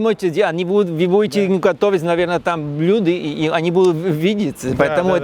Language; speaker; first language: Russian; non-native, learner; Spanish